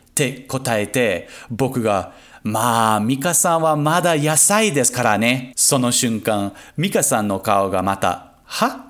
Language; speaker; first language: Japanese; non-native, fluent; English